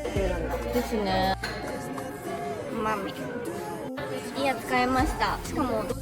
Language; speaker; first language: Japanese; native; Japanese